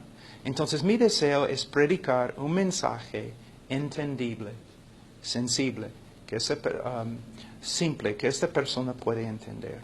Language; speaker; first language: Spanish; non-native, fluent; English